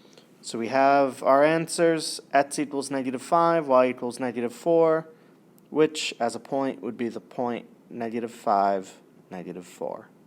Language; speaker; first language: English; native; English